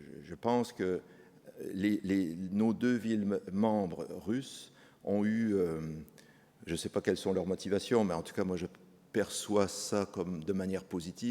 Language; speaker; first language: French; native; French